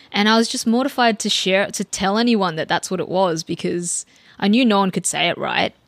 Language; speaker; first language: English; early bilingual, other home language; Filipino